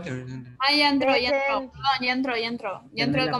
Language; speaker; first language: Spanish; native; Spanish